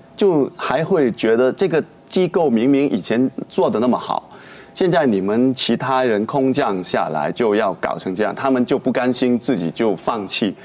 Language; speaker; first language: Chinese; non-native, local second language; Cantonese